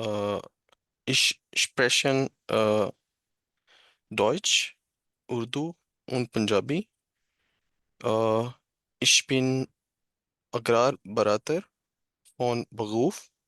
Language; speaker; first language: German; non-native, learner; Urdu